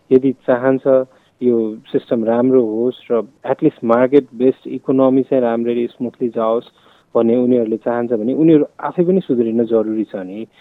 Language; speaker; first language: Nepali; non-native, local second language; Maithili